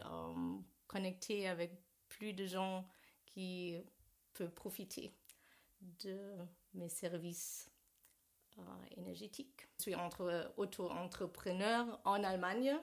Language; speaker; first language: French; non-native, learner; German